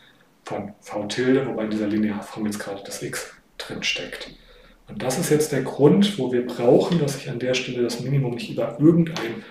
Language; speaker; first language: German; native; German